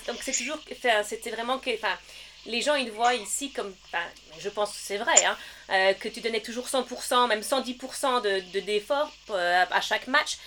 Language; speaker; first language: French; early bilingual, heritage; French